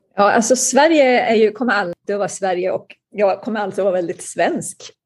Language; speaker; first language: Swedish; native; Swedish